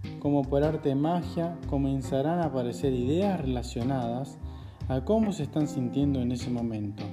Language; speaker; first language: Spanish; native; Spanish